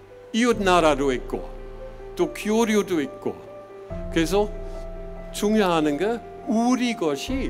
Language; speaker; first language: Korean; non-native, fluent; German